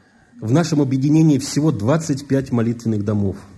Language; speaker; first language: Russian; native; Russian